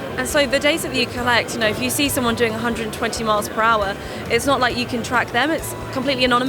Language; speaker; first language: English; native; English